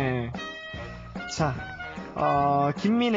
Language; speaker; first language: Korean; native; Korean